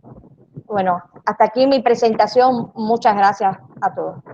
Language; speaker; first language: Spanish; native; Spanish